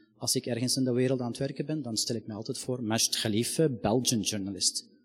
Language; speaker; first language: Dutch; non-native, fluent; Arabic